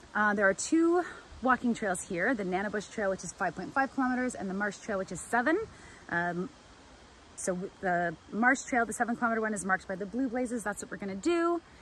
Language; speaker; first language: English; native; English